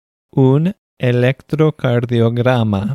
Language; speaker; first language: Spanish; non-native, fluent; English